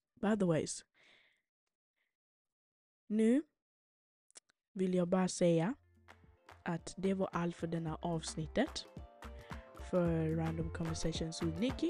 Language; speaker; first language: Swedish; early bilingual, other home language; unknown